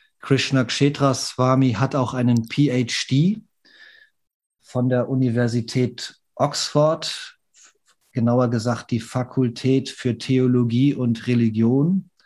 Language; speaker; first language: German; native; German